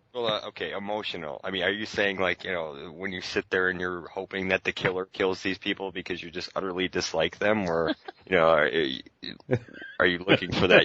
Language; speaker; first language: English; native; English